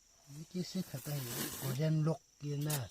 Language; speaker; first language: Hindi; non-native, local second language; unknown